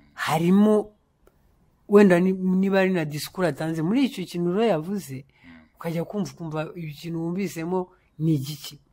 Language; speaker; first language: Kinyarwanda; early bilingual, heritage; Kinyarwanda